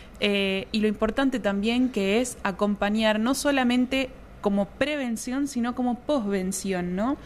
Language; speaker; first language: Spanish; native; Spanish